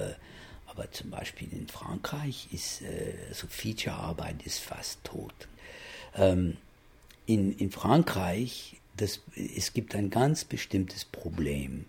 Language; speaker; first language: German; non-native, fluent; English